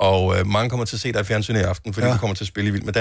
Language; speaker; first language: Danish; native; Danish